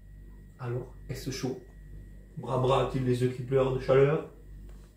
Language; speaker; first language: French; native; French